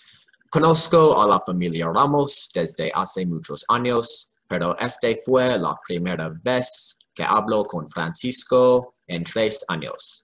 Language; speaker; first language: Spanish; non-native, learner; English